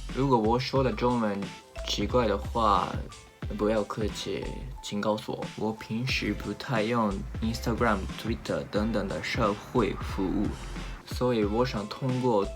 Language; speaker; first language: Chinese; non-native, learner; Japanese